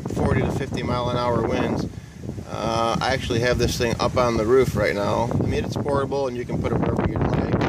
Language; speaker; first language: English; native; English